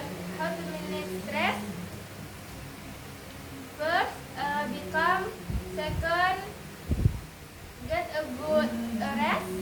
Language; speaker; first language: English; non-native, learner; Indonesian